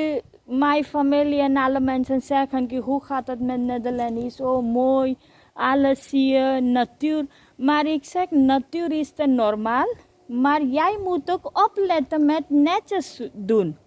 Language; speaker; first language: Dutch; non-native, learner; Hindi